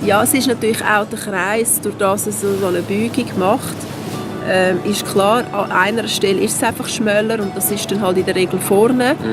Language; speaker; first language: German; native; German